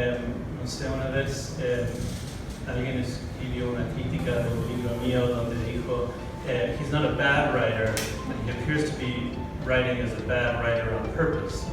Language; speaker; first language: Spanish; non-native, fluent; English